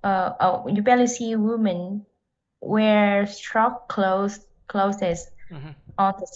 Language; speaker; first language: English; non-native, learner; Vietnamese